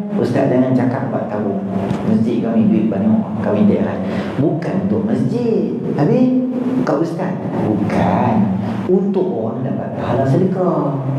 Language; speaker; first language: Malay; native; Malay